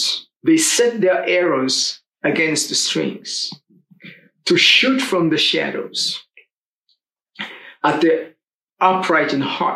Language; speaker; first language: English; non-native, local second language; Swahili